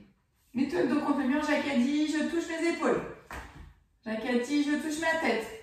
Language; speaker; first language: French; native; French